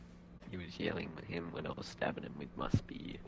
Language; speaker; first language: English; native; English